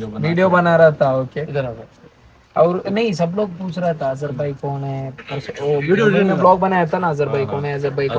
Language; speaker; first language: Hindi; non-native, fluent; Malayalam